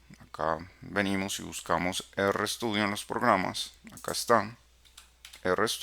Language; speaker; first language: Spanish; native; Spanish